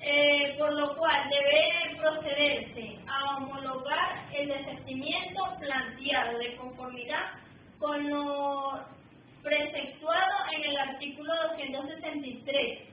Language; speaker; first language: Spanish; native; Spanish